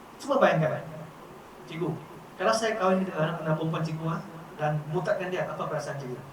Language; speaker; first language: Malay; non-native, local second language; Chinese